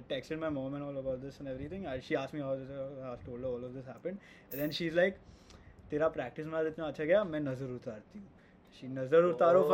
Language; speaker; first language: English; non-native, local second language; Hindi